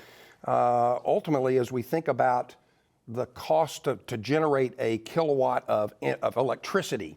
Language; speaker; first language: English; native; English